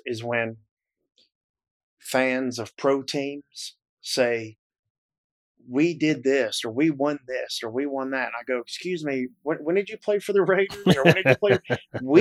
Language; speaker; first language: English; native; English